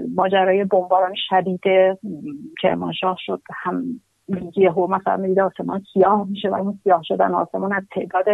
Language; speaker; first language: Persian; native; Persian